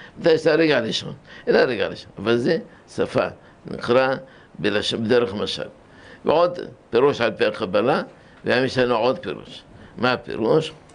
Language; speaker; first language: Hebrew; early bilingual, other home language; Arabic